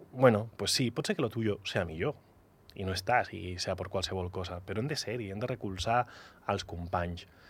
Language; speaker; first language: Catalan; non-native, local second language; Spanish